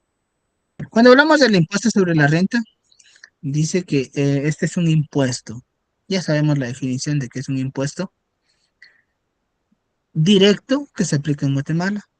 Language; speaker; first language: Spanish; native; Spanish